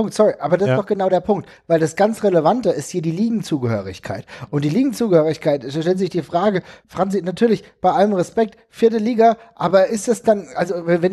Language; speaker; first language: German; native; German